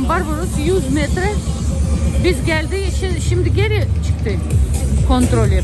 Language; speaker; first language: Turkish; non-native, learner; Russian